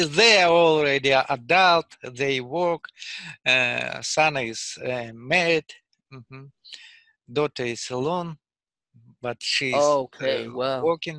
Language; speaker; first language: English; non-native, learner; Russian